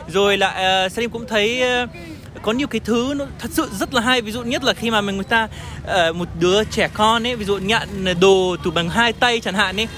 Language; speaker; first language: Vietnamese; non-native, fluent; Arabic